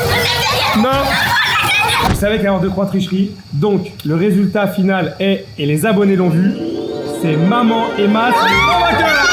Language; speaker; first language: French; native; French